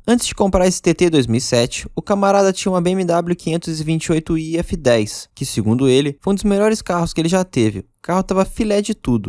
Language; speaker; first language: Portuguese; native; Portuguese